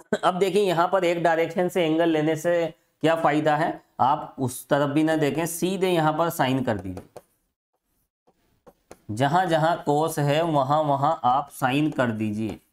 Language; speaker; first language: Hindi; native; Hindi